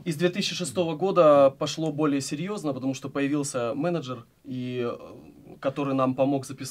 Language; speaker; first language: Russian; native; Russian